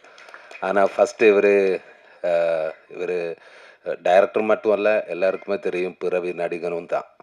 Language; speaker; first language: Tamil; non-native, learner; Malayalam